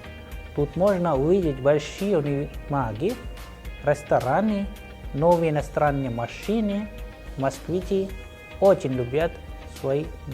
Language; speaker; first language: Russian; non-native, fluent; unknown